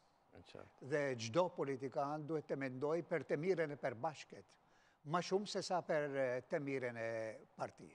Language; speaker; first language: Albanian; non-native, fluent; Maltese